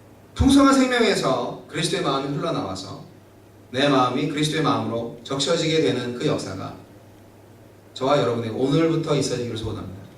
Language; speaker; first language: Korean; native; Korean